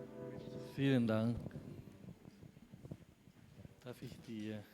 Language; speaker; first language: German; non-native, fluent; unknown